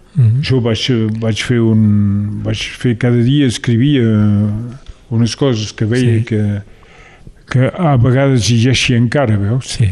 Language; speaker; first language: Catalan; native; Catalan